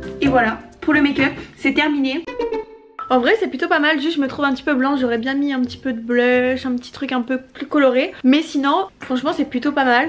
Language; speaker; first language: French; native; French